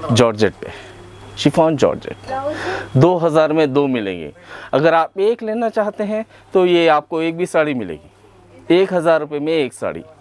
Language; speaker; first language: Hindi; non-native, local second language; Urdu